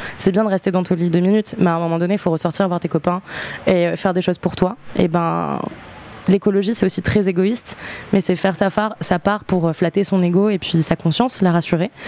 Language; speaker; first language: French; native; French